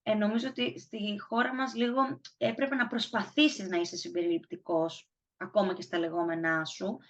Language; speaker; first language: Greek; native; Greek